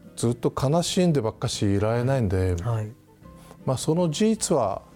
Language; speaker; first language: Japanese; native; Japanese